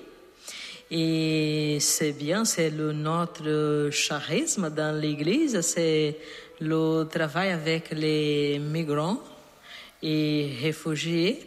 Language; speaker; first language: French; non-native, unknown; Portuguese